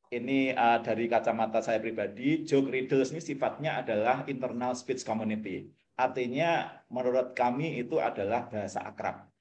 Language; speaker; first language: Indonesian; non-native, local second language; Javanese